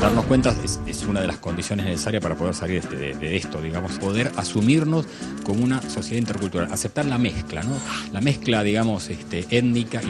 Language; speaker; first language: Spanish; native; Spanish